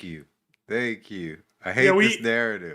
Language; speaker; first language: English; native; English